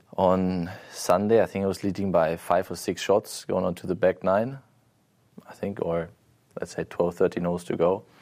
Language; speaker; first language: English; non-native, fluent; German